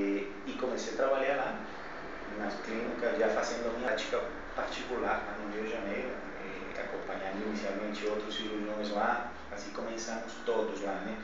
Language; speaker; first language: Portuguese; non-native, fluent; Spanish